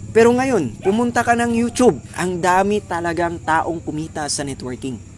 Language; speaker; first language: Filipino; non-native, local second language; Cebuano